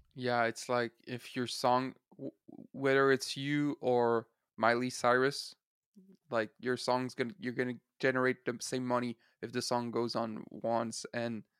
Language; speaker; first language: English; non-native, fluent; French